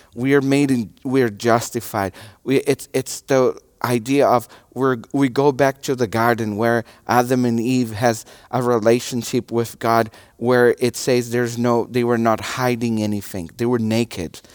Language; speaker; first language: English; non-native, learner; Portuguese